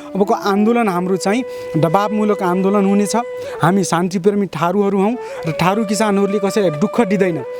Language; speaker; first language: Nepali; non-native, local second language; Dangaura Tharu